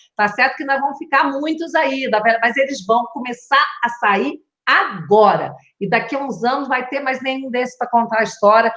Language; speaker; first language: Portuguese; native; Portuguese